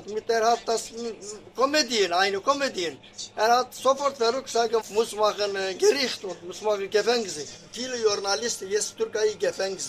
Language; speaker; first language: German; non-native, learner; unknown